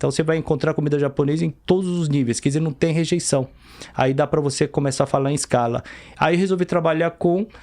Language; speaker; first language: Portuguese; early bilingual, other home language; Korean